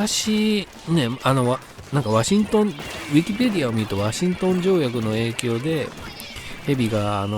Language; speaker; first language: Japanese; native; Japanese